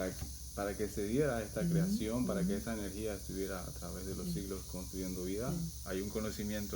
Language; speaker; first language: Spanish; native; Spanish